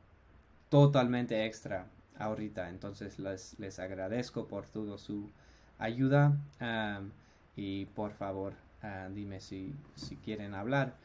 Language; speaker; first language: Spanish; non-native, fluent; English